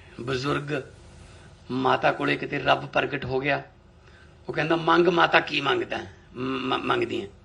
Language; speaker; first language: Punjabi; native; Punjabi